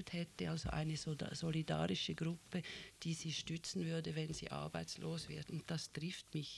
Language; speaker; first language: German; native; German